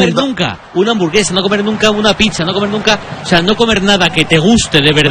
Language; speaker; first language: Spanish; native; Spanish